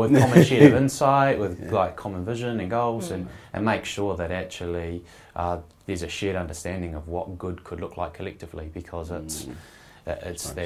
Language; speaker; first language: English; native; English